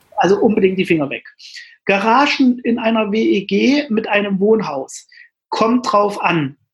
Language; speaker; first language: German; native; German